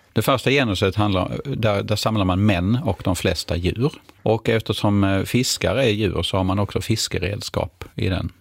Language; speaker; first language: Swedish; native; Swedish